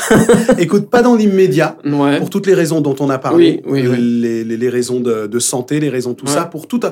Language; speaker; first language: French; native; French